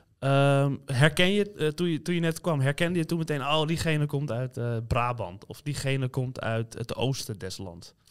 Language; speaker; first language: Dutch; native; Dutch